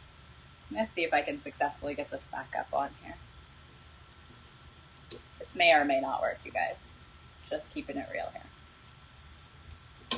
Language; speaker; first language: English; native; English